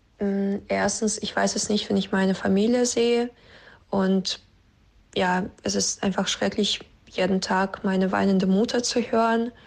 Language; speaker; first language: German; non-native, fluent; Russian